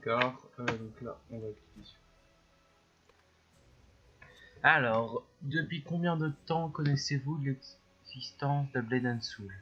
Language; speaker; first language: French; native; French